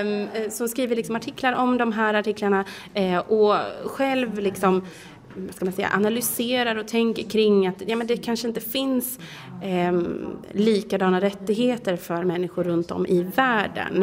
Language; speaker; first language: Swedish; native; Swedish